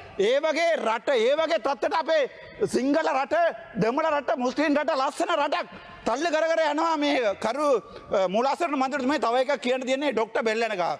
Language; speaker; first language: Sinhala; non-native, local second language; Tamil